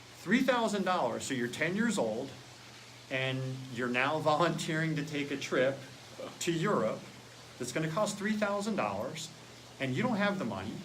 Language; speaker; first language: English; native; English